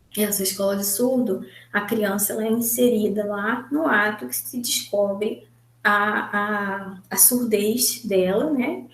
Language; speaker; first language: Portuguese; native; Portuguese